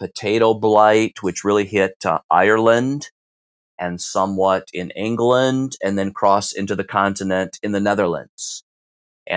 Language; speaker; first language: English; native; English